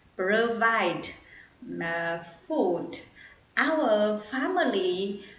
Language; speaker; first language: English; non-native, learner; Vietnamese